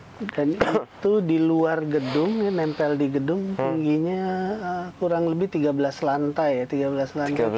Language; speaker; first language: Indonesian; native; Indonesian